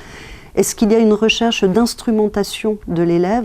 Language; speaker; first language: French; native; French